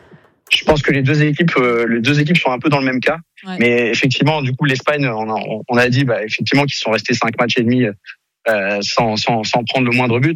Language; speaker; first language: French; native; French